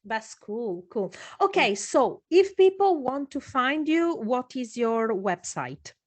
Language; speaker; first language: English; non-native, fluent; Italian